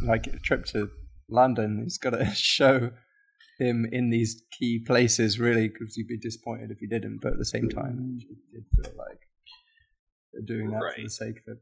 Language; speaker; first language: English; native; English